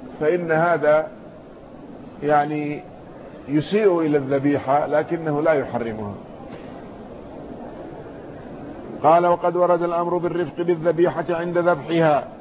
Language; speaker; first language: Arabic; native; Arabic